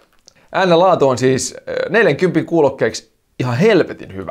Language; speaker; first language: Finnish; native; Finnish